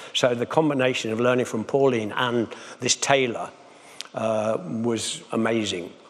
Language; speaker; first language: English; native; English